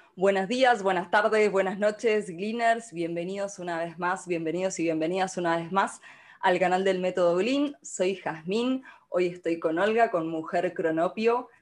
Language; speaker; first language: Spanish; native; Spanish